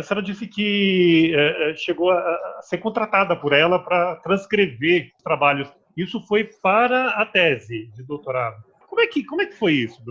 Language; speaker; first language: Portuguese; native; Portuguese